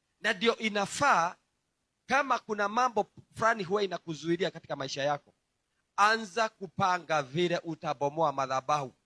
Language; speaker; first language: Swahili; non-native, local second language; Kikuyu